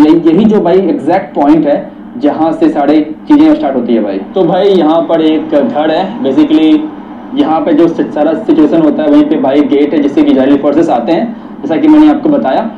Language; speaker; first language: Hindi; native; Hindi